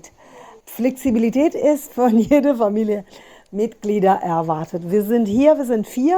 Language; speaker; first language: German; non-native, fluent; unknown